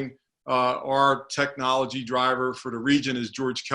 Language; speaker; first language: English; native; English